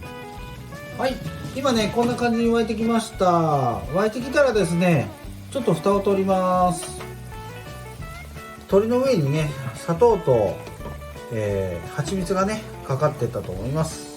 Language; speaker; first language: Japanese; native; Japanese